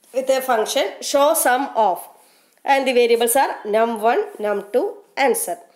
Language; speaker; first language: English; non-native, local second language; Malayalam